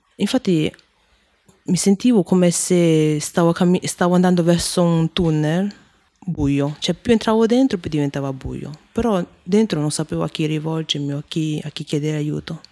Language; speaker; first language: Italian; early bilingual, other home language; Chinese